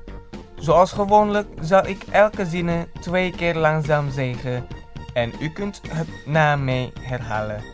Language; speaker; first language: Dutch; non-native, fluent; Indonesian